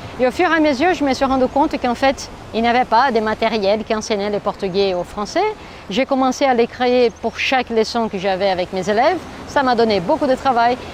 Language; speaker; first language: French; non-native, fluent; Portuguese